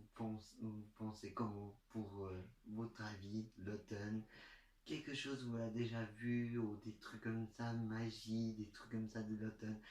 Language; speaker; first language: French; non-native, learner; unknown